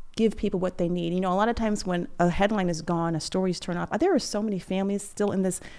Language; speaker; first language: English; native; English